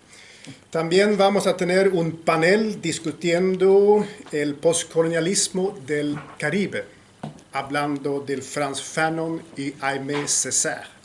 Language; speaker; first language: Spanish; non-native, fluent; Swedish